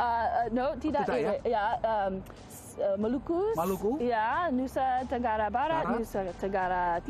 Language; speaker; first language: Indonesian; non-native, fluent; English